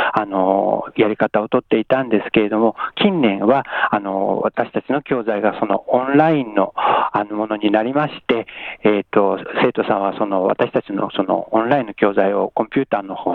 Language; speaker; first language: Japanese; native; Japanese